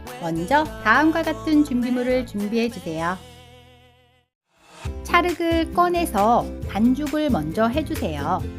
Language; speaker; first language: Korean; native; Korean